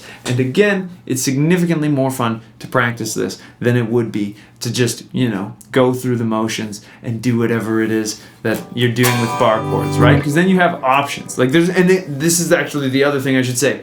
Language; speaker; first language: English; native; English